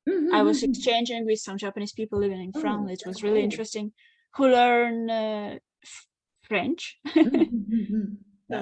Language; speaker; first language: English; non-native, fluent; Russian